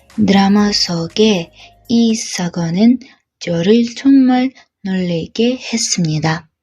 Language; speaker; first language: Korean; non-native, learner; Russian